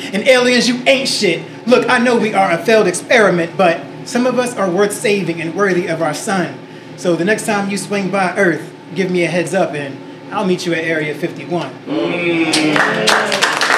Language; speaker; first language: English; native; English